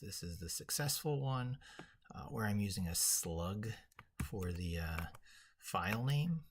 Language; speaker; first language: English; native; English